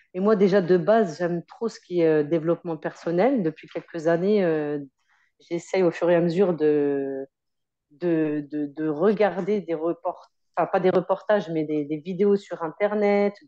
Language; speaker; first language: French; native; French